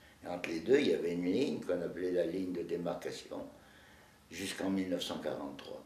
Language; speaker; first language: French; native; French